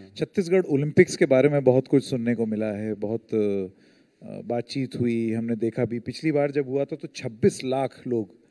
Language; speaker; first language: Hindi; native; Hindi